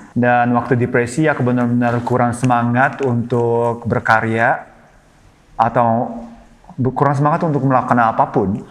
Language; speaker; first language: Indonesian; non-native, fluent; Japanese